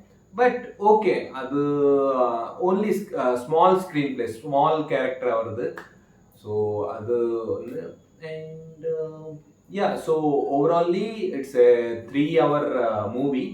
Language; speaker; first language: Tamil; non-native, learner; Malayalam